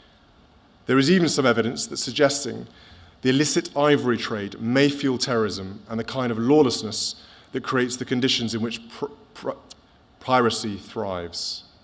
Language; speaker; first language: English; native; English